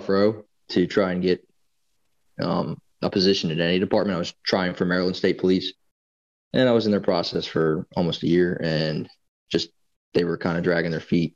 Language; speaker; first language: English; native; English